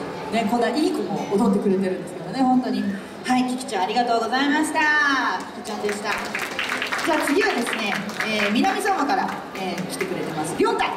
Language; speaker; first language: Japanese; native; Japanese